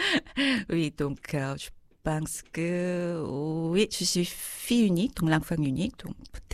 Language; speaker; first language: French; non-native, fluent; Korean